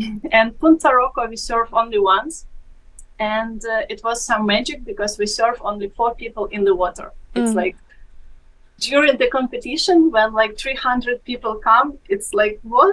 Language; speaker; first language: English; non-native, fluent; Ukrainian